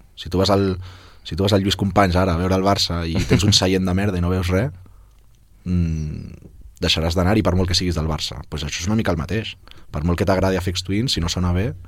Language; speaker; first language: Catalan; native; Catalan